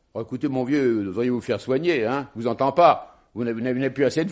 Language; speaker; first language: French; native; French